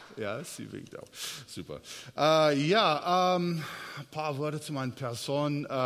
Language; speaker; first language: German; non-native, fluent; English